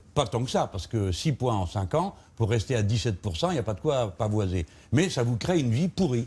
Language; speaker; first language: French; native; French